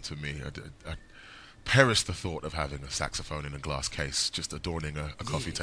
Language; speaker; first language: English; native; English